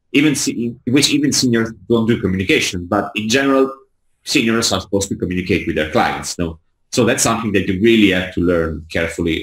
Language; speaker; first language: English; non-native, fluent; Italian